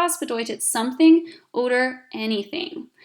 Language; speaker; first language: German; non-native, fluent; English